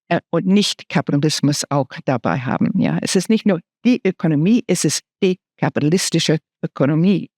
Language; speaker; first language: German; non-native, fluent; English